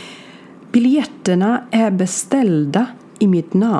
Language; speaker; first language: Swedish; non-native, learner; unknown